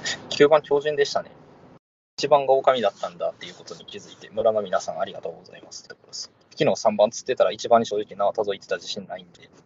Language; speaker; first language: Japanese; native; Japanese